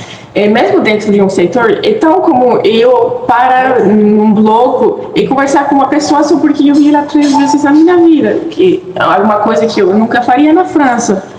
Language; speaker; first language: Portuguese; non-native, fluent; French